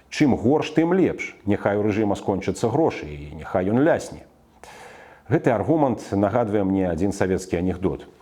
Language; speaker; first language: Belarusian; native; Belarusian